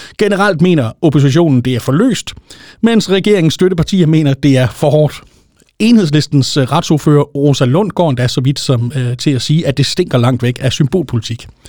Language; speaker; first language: Danish; native; Danish